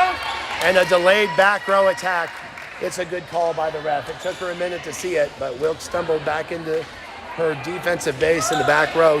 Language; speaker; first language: English; native; English